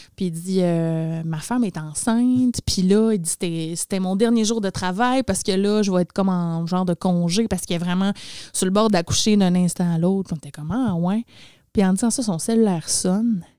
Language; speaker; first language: French; native; French